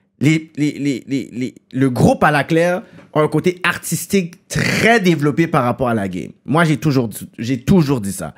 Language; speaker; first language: French; native; French